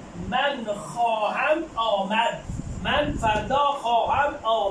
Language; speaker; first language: Persian; non-native, fluent; Urdu